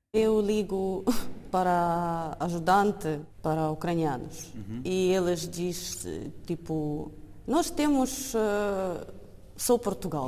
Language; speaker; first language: Portuguese; non-native, learner; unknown